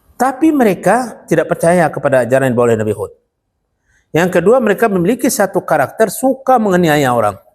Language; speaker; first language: Malay; non-native, local second language; Minangkabau